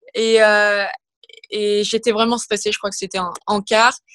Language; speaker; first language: French; native; French